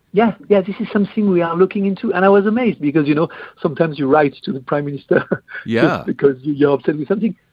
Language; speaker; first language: English; non-native, fluent; French